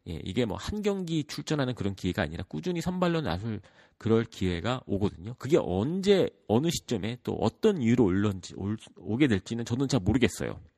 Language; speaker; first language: Korean; early bilingual, heritage; Korean